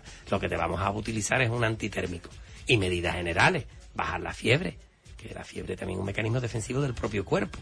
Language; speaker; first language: Spanish; native; Spanish